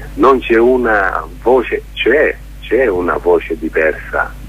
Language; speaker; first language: Italian; non-native, fluent; Greek